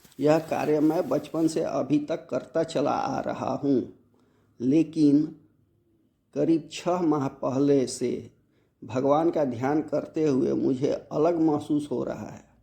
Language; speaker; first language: Hindi; native; Hindi